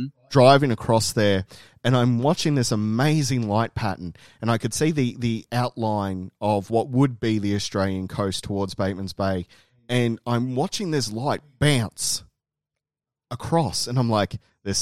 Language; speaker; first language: English; native; English